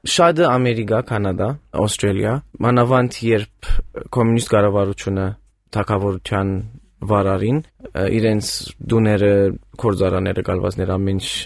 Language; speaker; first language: Armenian; early bilingual, heritage; Armenian